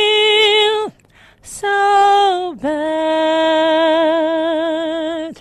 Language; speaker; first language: English; native; English